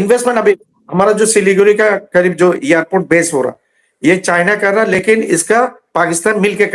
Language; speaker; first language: Hindi; non-native, learner; Bangla